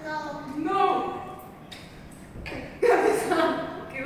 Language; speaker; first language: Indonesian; non-native, learner; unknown